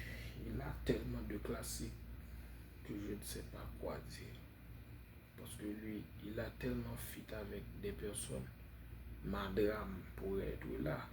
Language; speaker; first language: French; non-native, fluent; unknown